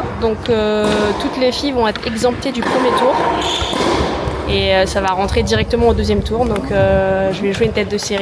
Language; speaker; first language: French; native; French